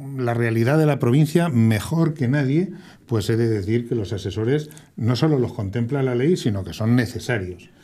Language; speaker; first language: Spanish; native; Spanish